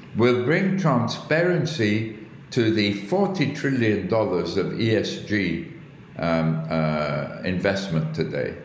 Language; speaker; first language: English; early bilingual, other home language; Arabic